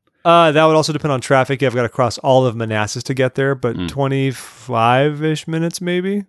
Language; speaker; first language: English; native; English